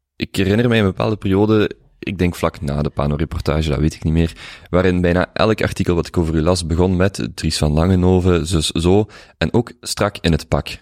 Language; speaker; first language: Dutch; native; Dutch